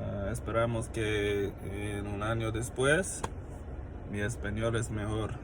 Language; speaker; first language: Spanish; non-native, learner; English